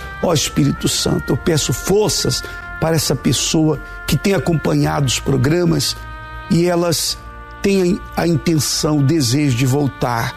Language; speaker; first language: Portuguese; native; Portuguese